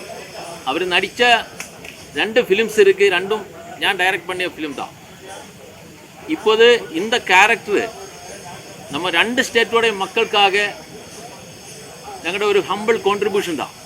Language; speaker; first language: Tamil; non-native, learner; Malayalam